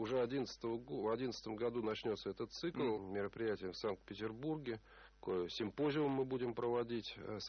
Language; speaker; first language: Russian; native; Russian